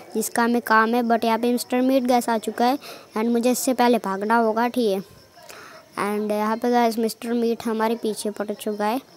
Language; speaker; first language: Hindi; non-native, local second language; Gujarati